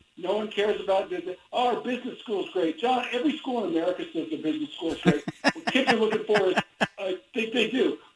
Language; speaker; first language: English; native; English